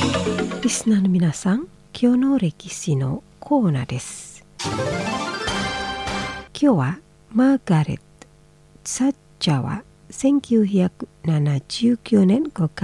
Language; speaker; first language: Japanese; non-native, fluent; Indonesian